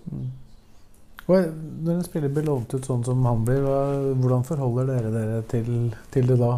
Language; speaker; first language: Norwegian; native; Norwegian